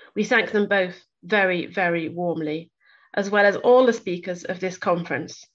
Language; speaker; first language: English; native; English